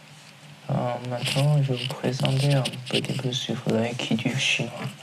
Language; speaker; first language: French; non-native, learner; Chinese